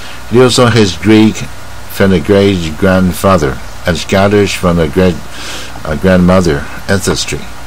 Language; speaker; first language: English; non-native, fluent; Chinese